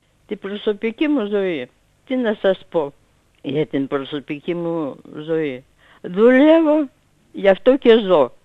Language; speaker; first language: Greek; non-native, fluent; Russian